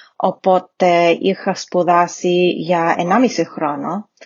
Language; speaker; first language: Greek; non-native, learner; English